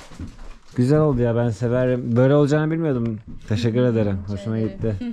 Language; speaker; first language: Turkish; native; Turkish